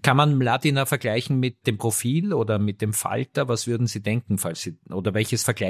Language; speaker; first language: German; native; German